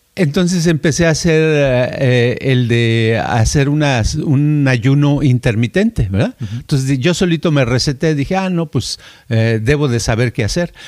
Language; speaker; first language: Spanish; native; Spanish